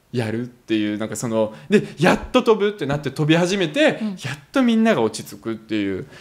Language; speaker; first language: Japanese; early bilingual, other home language; Russian